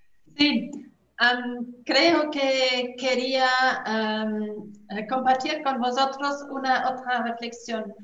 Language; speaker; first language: Spanish; non-native, fluent; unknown